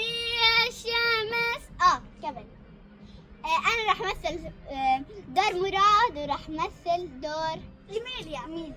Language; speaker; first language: Arabic; native; Arabic